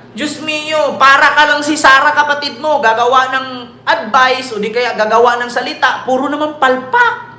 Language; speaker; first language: Filipino; native; Filipino